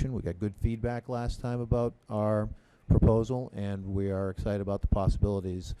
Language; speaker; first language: English; native; English